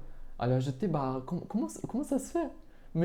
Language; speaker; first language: French; non-native, fluent; Portuguese